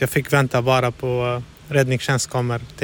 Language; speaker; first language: Swedish; non-native, fluent; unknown